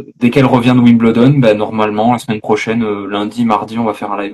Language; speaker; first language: French; native; French